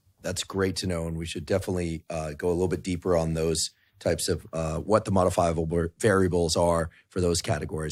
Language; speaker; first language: English; native; English